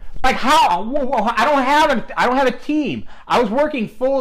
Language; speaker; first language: English; native; English